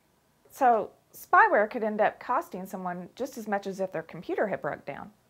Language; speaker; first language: English; native; English